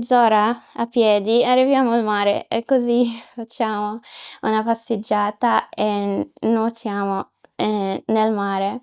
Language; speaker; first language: Italian; non-native, learner; Arabic